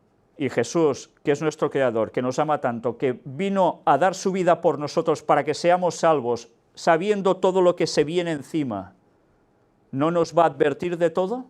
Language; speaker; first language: Spanish; native; Spanish